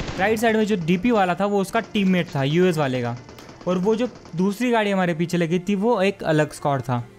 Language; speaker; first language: Hindi; native; Hindi